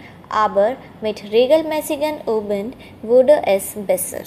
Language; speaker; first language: German; non-native, learner; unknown